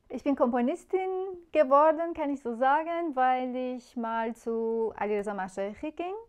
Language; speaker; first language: German; non-native, fluent; Persian